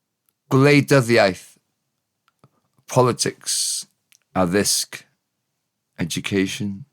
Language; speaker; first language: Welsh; non-native, learner; English